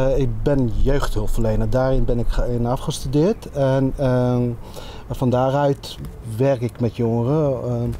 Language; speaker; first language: Dutch; early bilingual, other home language; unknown